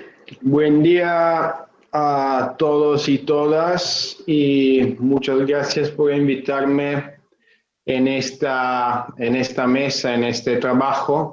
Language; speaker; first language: Spanish; non-native, fluent; Italian